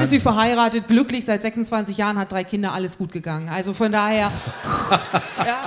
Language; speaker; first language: German; native; German